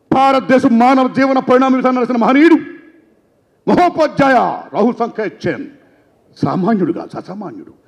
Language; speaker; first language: Telugu; native; Telugu